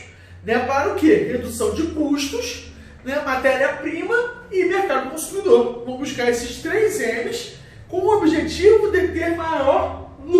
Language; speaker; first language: Portuguese; native; Portuguese